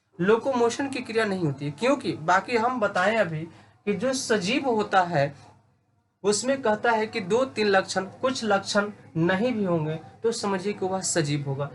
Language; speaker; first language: Hindi; native; Hindi